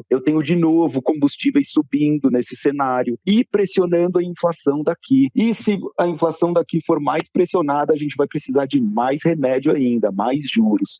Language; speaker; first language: Portuguese; native; Portuguese